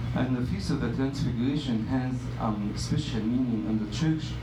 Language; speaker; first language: English; non-native, fluent; Arabic